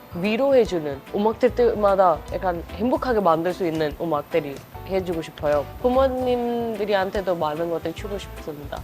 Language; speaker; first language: Korean; non-native, fluent; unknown